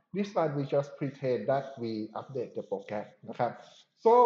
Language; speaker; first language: English; non-native, fluent; Thai